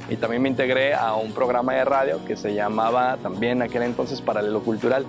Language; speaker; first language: Spanish; native; Spanish